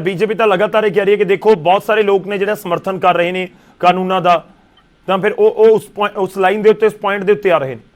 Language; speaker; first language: Punjabi; non-native, local second language; Hindi